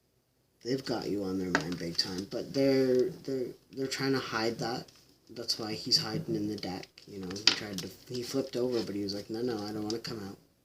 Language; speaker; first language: English; native; English